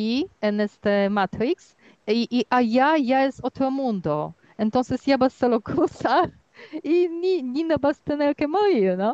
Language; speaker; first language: Spanish; non-native, learner; Polish